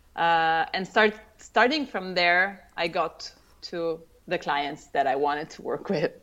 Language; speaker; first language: English; early bilingual, other home language; Italian